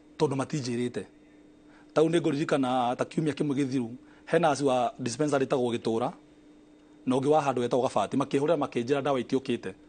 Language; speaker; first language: Kikuyu; native; Kikuyu